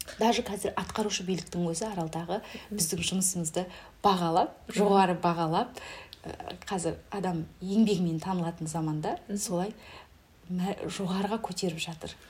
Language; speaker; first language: Kazakh; native; Kazakh